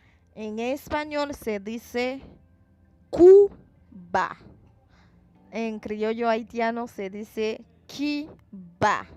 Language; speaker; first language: Spanish; non-native, fluent; Haitian Creole